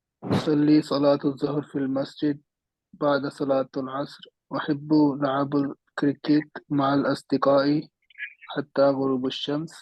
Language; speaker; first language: Arabic; non-native, learner; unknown